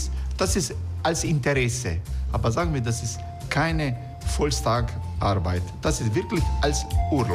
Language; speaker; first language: German; non-native, learner; Croatian